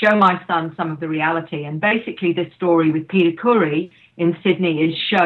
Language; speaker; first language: English; native; English